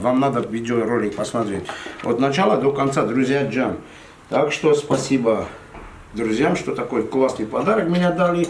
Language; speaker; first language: Russian; non-native, fluent; Armenian